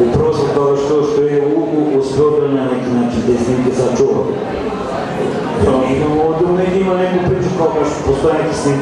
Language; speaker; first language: Serbian; native; Serbian